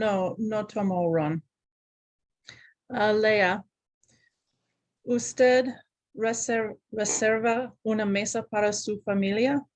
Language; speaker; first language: Spanish; non-native, learner; English